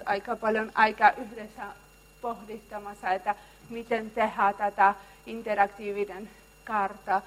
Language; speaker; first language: Finnish; non-native, learner; Spanish